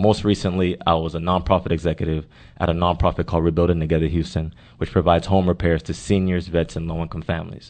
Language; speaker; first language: English; native; English